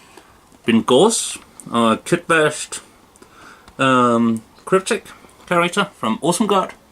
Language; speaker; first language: English; non-native, fluent; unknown